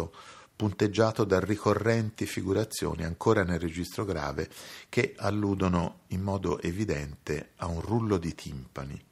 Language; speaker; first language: Italian; native; Italian